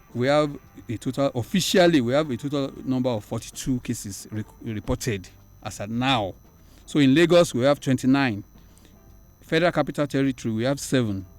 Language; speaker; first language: English; non-native, local second language; Yoruba